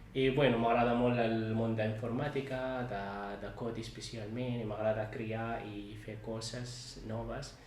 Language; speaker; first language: Catalan; non-native, fluent; Arabic